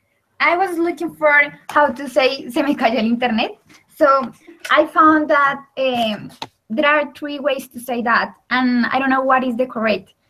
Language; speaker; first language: English; non-native, learner; Spanish